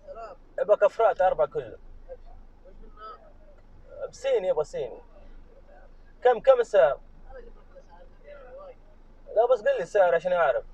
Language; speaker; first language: Arabic; non-native, learner; Urdu